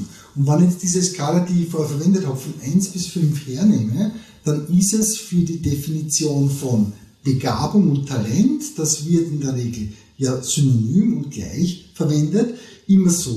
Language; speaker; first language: German; native; German